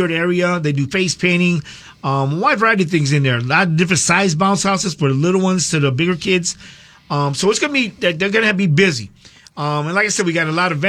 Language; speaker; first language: English; native; English